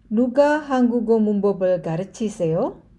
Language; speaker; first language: Korean; non-native, fluent; Indonesian